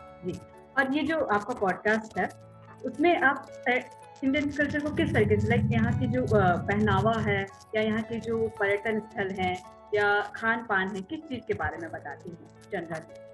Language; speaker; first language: Hindi; native; Hindi